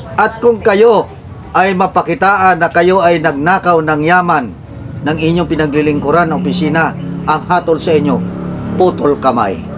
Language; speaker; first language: Filipino; non-native, local second language; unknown